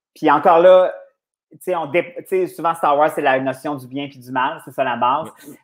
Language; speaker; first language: French; native; French